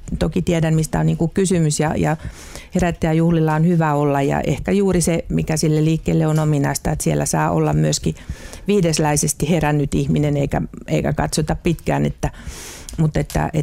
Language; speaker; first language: Finnish; native; Finnish